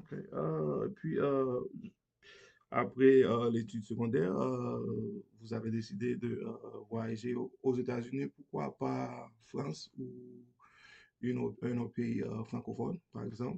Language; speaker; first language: French; non-native, learner; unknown